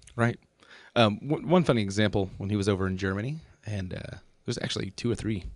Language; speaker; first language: English; early bilingual, other home language; German